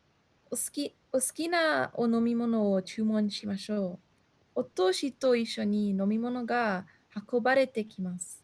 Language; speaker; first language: Japanese; non-native, learner; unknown